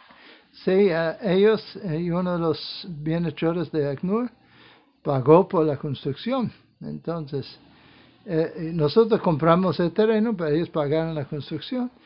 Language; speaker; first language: Spanish; non-native, fluent; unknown